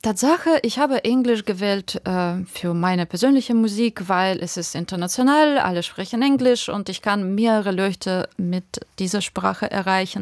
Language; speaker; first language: German; non-native, fluent; Russian